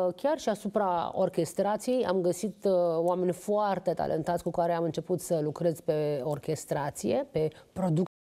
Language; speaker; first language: Romanian; native; Romanian